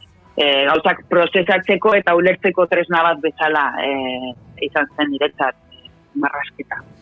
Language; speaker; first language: Basque; non-native, local second language; Spanish